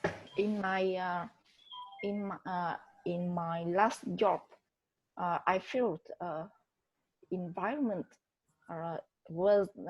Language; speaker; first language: English; non-native, learner; Vietnamese